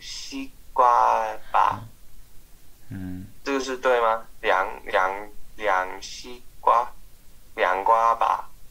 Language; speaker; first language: Chinese; non-native, learner; English